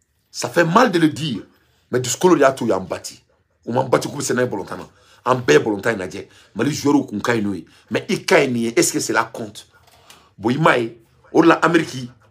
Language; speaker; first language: French; non-native, local second language; Bambara